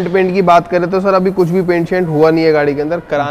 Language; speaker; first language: Hindi; native; Hindi